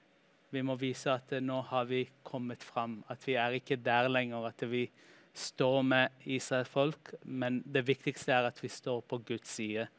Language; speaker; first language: Norwegian; early bilingual, heritage; Norwegian